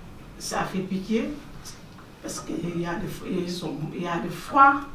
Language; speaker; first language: French; non-native, learner; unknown